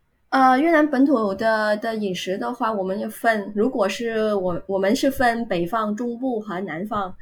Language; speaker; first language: Chinese; non-native, fluent; Vietnamese